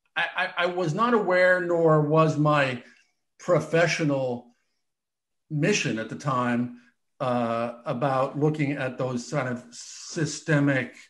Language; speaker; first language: English; native; English